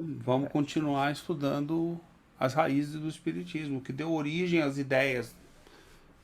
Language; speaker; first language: Portuguese; native; Portuguese